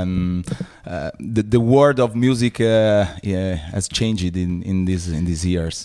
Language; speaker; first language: English; non-native, learner; Italian